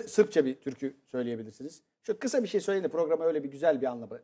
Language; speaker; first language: Turkish; native; Turkish